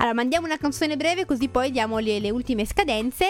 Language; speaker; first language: Italian; native; Italian